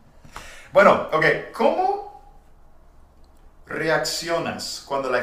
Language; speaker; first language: Spanish; non-native, fluent; English